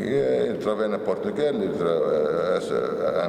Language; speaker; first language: French; non-native, learner; Arabic